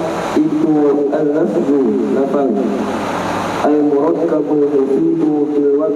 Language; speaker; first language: Arabic; non-native, learner; Indonesian